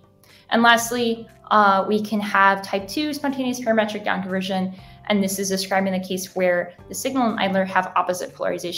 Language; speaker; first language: English; native; English